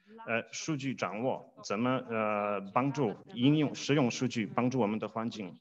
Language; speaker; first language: Chinese; non-native, fluent; Polish